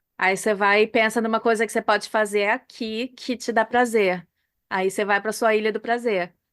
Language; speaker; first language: Portuguese; native; Portuguese